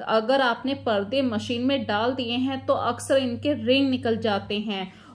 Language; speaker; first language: Hindi; native; Hindi